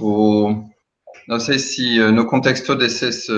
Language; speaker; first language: Portuguese; non-native, fluent; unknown